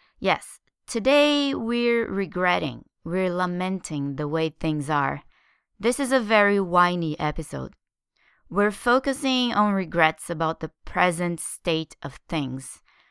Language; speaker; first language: English; non-native, fluent; Portuguese